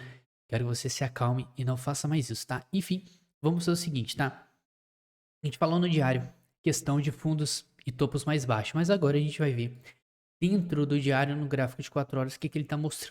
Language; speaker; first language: Portuguese; native; Portuguese